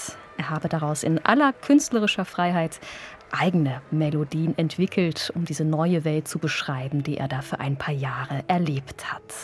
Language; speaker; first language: German; native; German